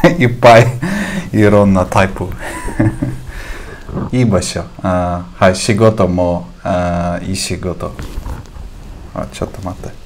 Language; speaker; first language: Japanese; non-native, learner; Russian